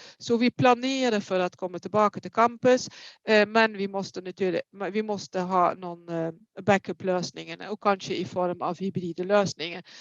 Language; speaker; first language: Swedish; non-native, fluent; Dutch